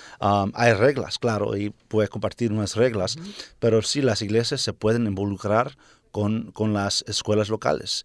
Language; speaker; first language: Spanish; early bilingual, heritage; Spanish